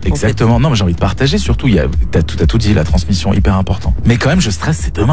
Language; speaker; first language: French; native; French